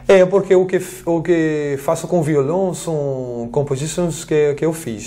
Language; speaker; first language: Portuguese; non-native, fluent; French